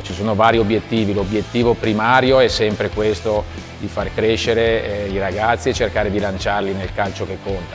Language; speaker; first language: Italian; native; Italian